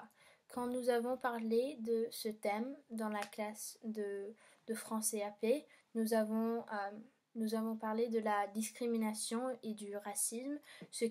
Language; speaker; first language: French; non-native, learner; English